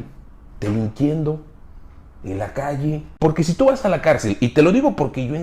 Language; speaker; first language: Spanish; native; Spanish